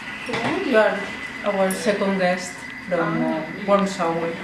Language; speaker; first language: English; non-native, fluent; Spanish